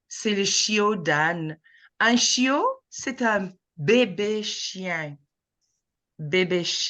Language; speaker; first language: French; non-native, fluent; English